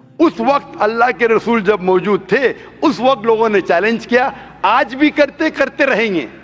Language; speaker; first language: Hindi; non-native, local second language; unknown